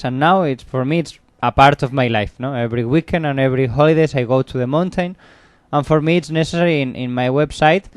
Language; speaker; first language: English; non-native, learner; Spanish